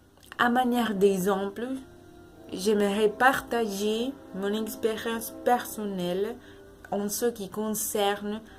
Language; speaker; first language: French; non-native, learner; Spanish